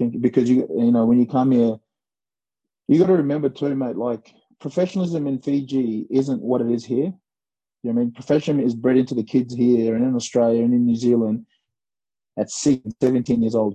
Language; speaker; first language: English; native; English